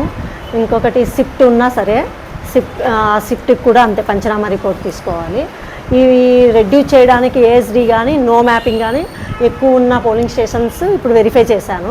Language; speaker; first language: Telugu; native; Telugu